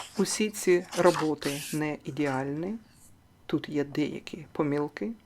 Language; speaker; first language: Ukrainian; non-native, local second language; Russian